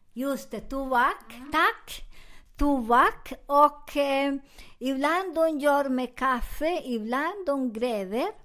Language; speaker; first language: Swedish; non-native, learner; Spanish